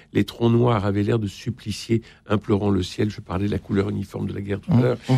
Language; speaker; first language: French; native; French